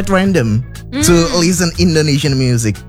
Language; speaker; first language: English; non-native, fluent; Indonesian